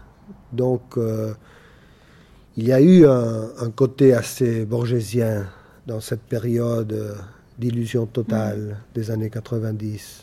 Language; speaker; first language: French; non-native, fluent; Spanish